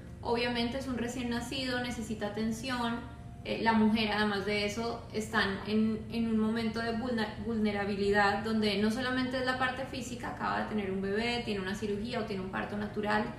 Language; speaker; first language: Spanish; native; Spanish